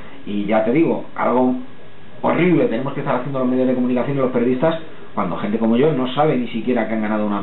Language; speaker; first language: Spanish; native; Spanish